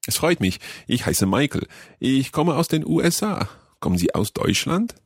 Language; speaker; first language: German; non-native, learner; English